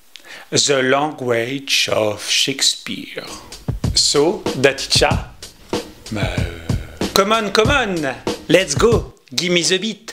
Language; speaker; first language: English; non-native, learner; French